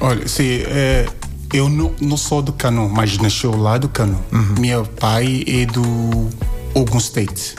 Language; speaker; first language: Portuguese; non-native, learner; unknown